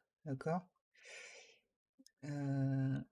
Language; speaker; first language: French; native; French